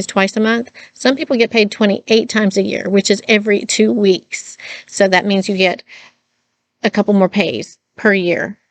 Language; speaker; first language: English; native; English